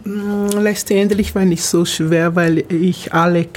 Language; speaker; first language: German; non-native, fluent; Portuguese